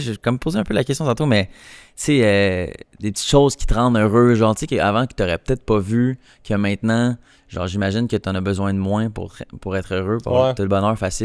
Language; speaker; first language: French; native; French